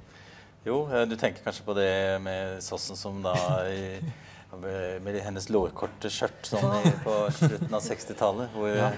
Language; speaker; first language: Norwegian; native; Norwegian